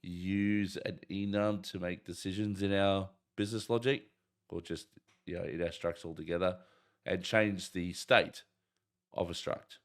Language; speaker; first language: English; native; English